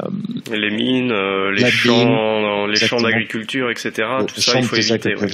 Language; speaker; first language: French; native; French